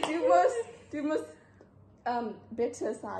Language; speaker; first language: German; non-native, learner; English